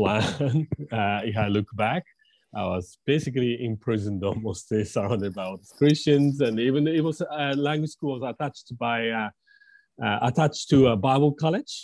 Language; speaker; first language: English; non-native, fluent; Japanese